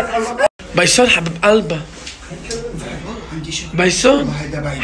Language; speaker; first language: Arabic; native; Arabic